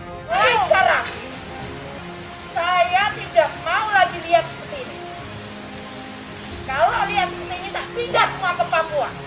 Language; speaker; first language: Indonesian; non-native, local second language; Javanese